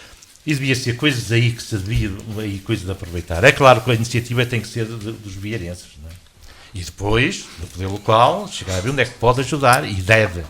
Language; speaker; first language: Portuguese; native; Portuguese